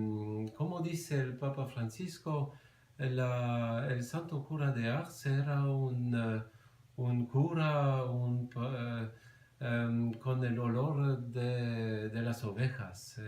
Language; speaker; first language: Spanish; non-native, fluent; French